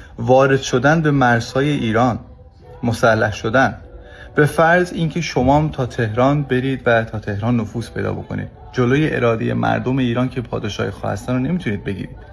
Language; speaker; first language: Persian; non-native, local second language; Kurdish